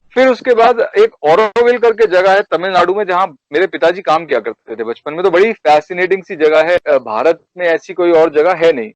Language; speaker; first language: Hindi; native; Hindi